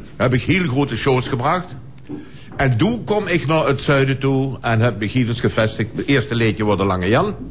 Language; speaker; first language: Dutch; non-native, local second language; Limburgish